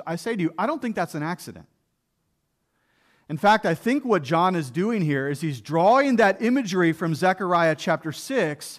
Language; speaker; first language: English; native; English